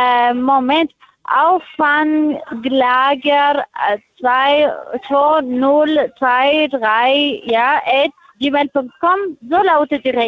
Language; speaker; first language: German; non-native, learner; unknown